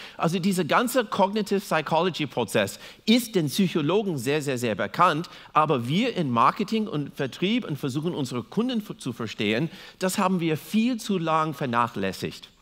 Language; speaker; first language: German; non-native, fluent; English